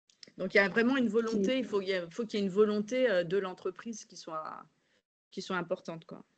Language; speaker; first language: French; native; French